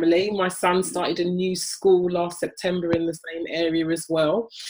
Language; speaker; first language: English; native; English